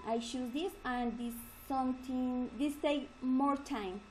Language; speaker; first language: English; non-native, learner; Spanish